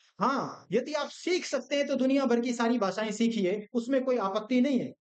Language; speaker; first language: Hindi; non-native, local second language; Gujarati